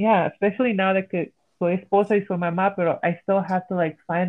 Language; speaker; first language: English; early bilingual, other home language; Spanish